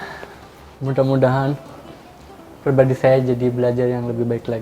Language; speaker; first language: Indonesian; native; Indonesian